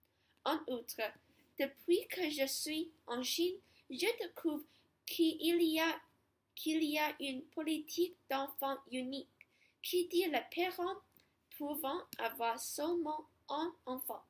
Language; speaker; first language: French; non-native, learner; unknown